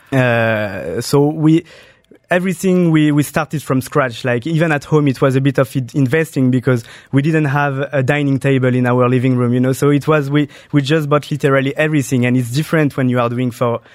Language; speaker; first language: English; non-native, fluent; French